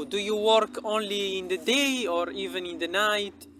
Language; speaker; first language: English; non-native, local second language; Italian